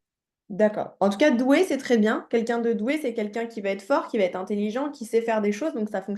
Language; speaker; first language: French; native; French